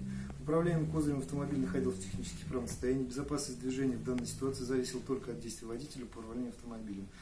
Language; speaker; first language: Russian; native; Russian